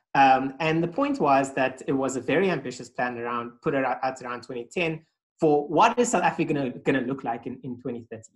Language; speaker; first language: English; native; English